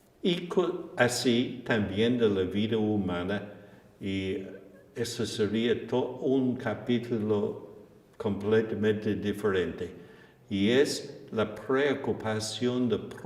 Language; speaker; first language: Spanish; non-native, fluent; English